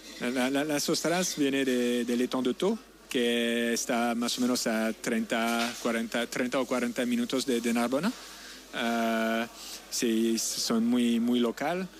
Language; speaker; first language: Spanish; non-native, learner; French